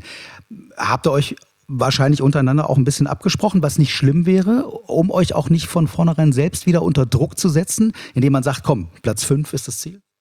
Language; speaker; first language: German; native; German